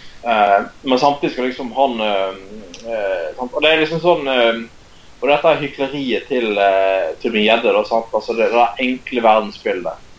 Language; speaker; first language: Norwegian; native; Norwegian